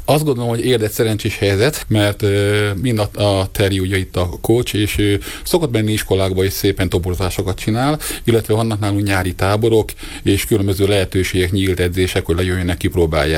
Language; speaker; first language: Hungarian; native; Hungarian